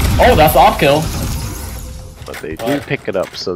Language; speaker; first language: English; native; English